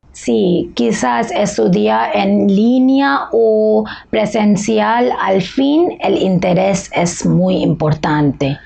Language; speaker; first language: Spanish; non-native, learner; Bangla